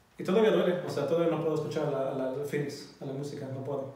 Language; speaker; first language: Spanish; non-native, learner; German